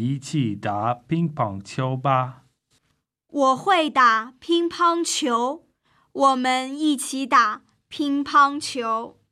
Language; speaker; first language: Chinese; non-native, learner; Slovenian